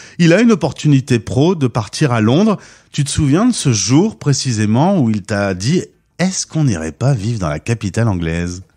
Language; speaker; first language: French; native; French